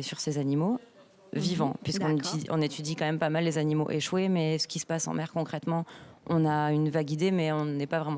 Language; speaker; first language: French; native; French